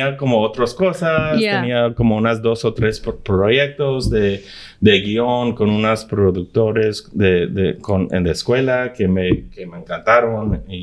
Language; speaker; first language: Spanish; early bilingual, heritage; English